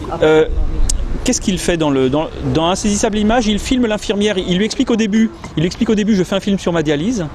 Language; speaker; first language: French; native; French